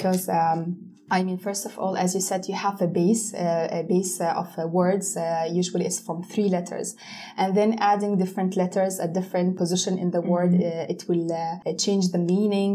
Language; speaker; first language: English; non-native, fluent; Arabic